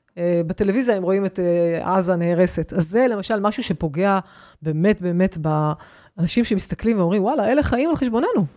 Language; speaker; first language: Hebrew; native; Hebrew